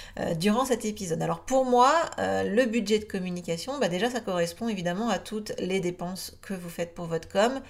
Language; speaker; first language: French; native; French